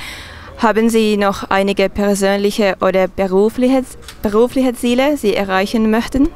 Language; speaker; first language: German; non-native, fluent; Finnish